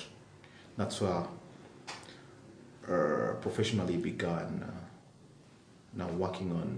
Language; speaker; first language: English; non-native, local second language; Luo (Kenya and Tanzania)